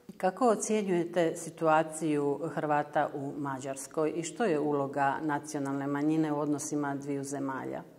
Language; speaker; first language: Croatian; early bilingual, heritage; Croatian